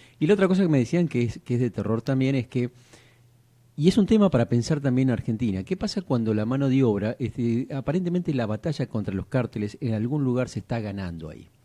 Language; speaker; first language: Spanish; native; Spanish